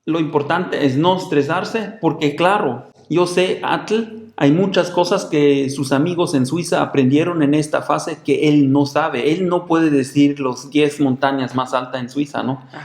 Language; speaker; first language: Spanish; non-native, fluent; German